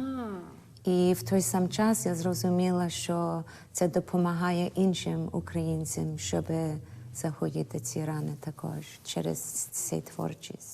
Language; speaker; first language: Ukrainian; early bilingual, heritage; Ukrainian